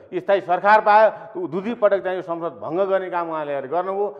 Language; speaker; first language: Nepali; native; Nepali